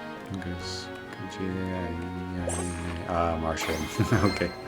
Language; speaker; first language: Irish; non-native, local second language; English